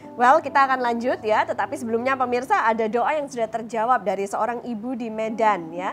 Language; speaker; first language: Indonesian; native; Indonesian